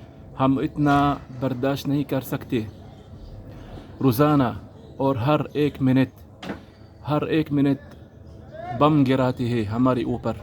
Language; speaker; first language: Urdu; non-native, learner; Arabic